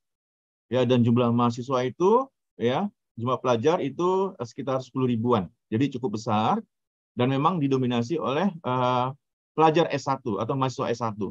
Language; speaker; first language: Indonesian; native; Indonesian